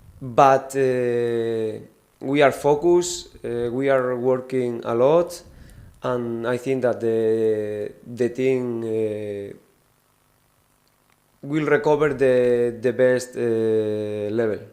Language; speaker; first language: English; non-native, learner; Spanish